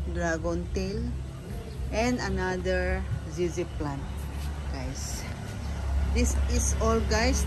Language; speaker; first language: English; non-native, local second language; Filipino